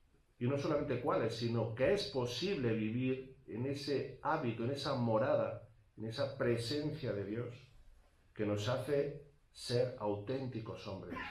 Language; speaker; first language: Spanish; native; Spanish